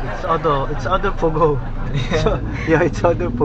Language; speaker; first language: English; non-native, learner; Korean